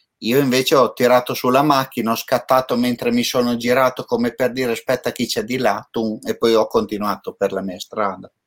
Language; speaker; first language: Italian; native; Italian